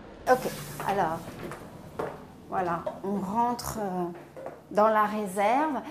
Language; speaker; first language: French; native; French